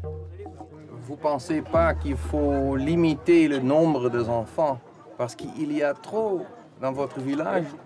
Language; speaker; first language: French; non-native, fluent; Dutch